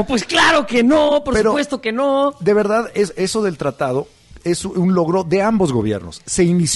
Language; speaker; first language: Spanish; native; Spanish